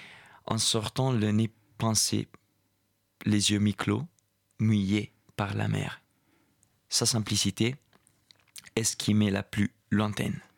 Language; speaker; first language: French; non-native, fluent; Italian